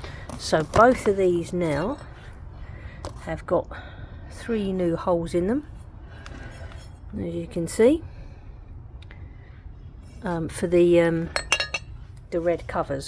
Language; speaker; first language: English; native; English